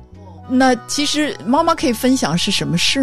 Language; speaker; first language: Chinese; native; Chinese